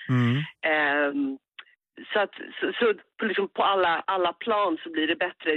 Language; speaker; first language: Swedish; native; Swedish